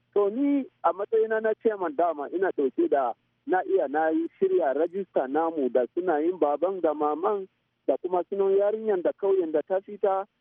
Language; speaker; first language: Hausa; non-native, local second language; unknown